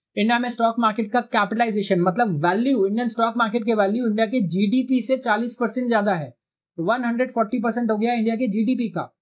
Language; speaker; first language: Hindi; native; Hindi